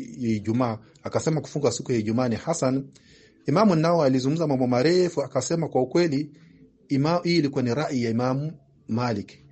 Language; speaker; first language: Swahili; native; Swahili